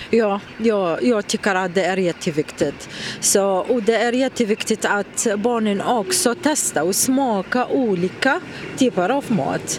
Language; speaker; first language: Swedish; non-native, learner; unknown